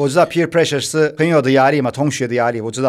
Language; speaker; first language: Chinese; non-native, fluent; Turkish